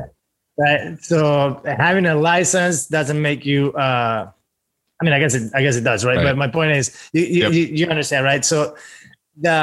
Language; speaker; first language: English; non-native, fluent; Spanish